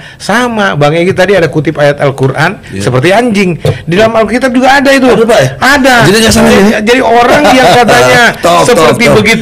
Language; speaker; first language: Indonesian; native; Indonesian